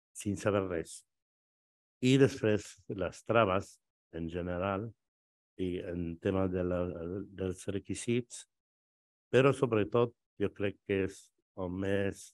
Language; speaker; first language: Catalan; non-native, fluent; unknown